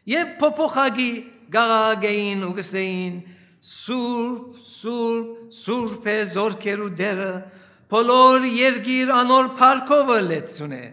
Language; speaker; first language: Armenian; early bilingual, heritage; Armenian